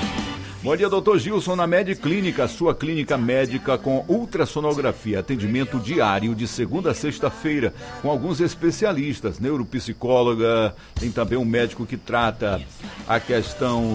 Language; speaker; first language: Portuguese; native; Portuguese